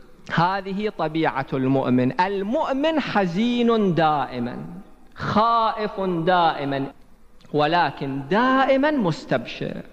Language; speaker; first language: Arabic; native; Arabic